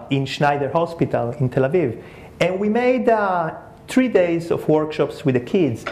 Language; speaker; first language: English; early bilingual, other home language; Spanish